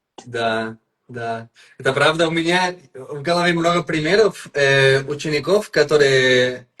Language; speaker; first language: Russian; non-native, fluent; Catalan